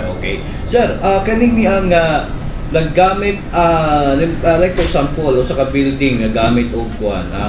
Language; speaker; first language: Cebuano; native; Cebuano